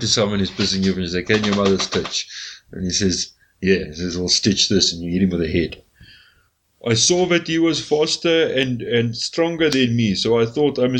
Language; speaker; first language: English; native; English